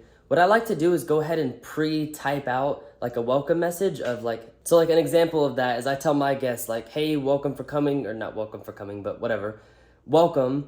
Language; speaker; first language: English; native; English